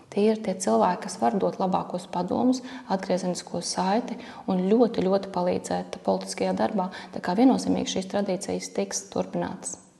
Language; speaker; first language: Latvian; native; Latvian